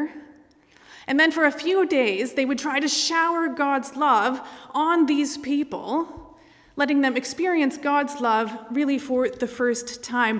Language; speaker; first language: English; native; English